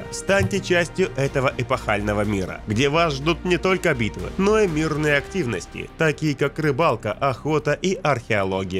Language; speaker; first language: Russian; native; Russian